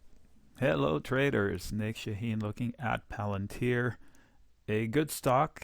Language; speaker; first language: English; native; English